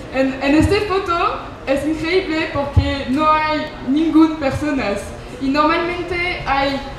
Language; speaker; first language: Spanish; non-native, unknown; French